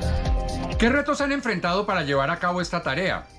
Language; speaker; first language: Spanish; native; Spanish